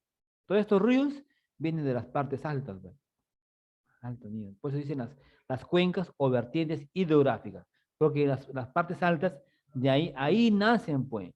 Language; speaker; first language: Spanish; native; Spanish